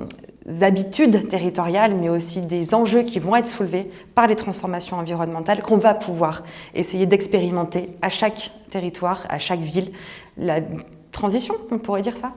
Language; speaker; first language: French; native; French